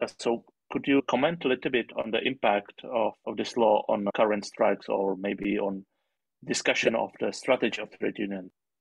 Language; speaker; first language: English; non-native, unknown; Czech